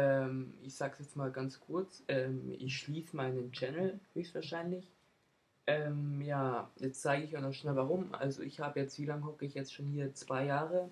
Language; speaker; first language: German; native; German